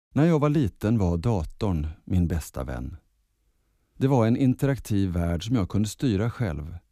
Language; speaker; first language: Swedish; early bilingual, other home language; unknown